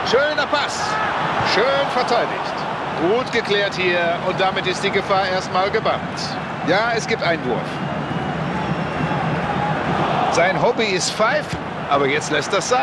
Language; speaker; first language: German; native; German